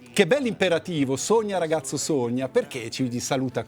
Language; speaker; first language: Italian; native; Italian